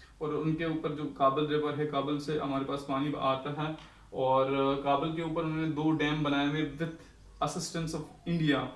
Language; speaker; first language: Urdu; non-native, local second language; Sindhi